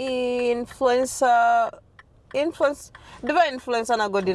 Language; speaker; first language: Macedonian; non-native, learner; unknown